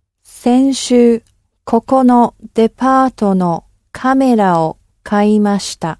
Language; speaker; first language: Japanese; non-native, learner; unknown